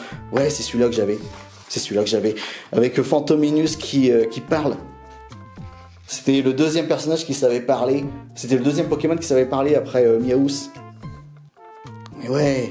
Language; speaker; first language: French; native; French